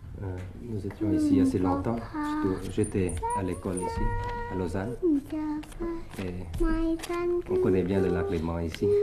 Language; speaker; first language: French; early bilingual, other home language; Thai